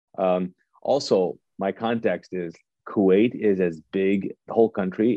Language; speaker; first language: English; non-native, fluent; Urdu